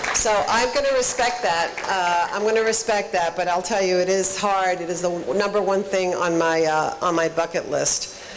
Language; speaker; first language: English; early bilingual, other home language; Spanish